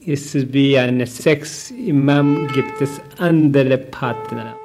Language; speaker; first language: German; non-native, learner; Korean